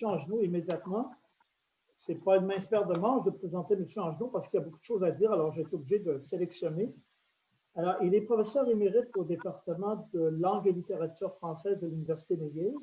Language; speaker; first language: French; native; French